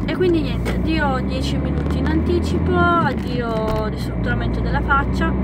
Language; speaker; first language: Italian; non-native, fluent; Romanian